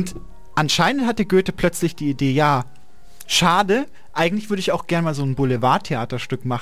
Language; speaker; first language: German; native; German